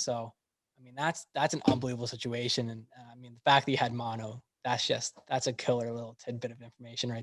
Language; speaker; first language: English; native; English